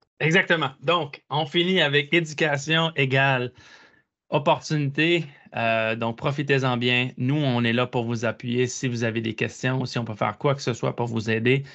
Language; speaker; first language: French; native; French